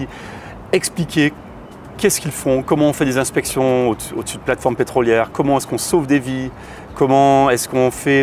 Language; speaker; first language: French; native; French